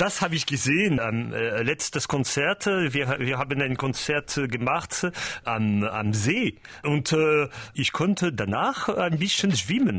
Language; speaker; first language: German; non-native, learner; French